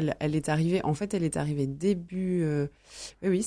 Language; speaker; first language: French; native; French